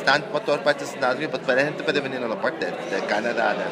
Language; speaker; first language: Spanish; non-native, learner; English